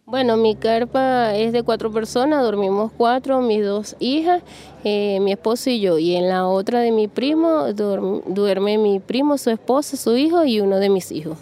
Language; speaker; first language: Spanish; native; Spanish